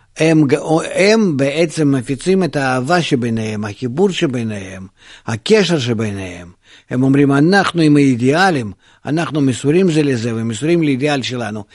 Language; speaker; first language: Hebrew; non-native, fluent; Russian